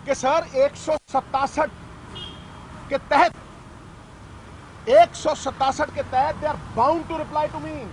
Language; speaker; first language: Hindi; non-native, local second language; Punjabi